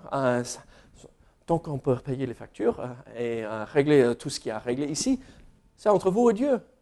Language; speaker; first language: French; non-native, fluent; English